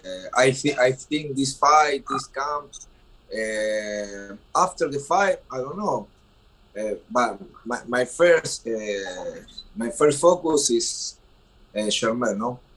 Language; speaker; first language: English; non-native, learner; Spanish